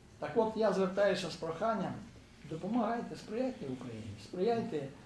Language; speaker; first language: Ukrainian; native; Ukrainian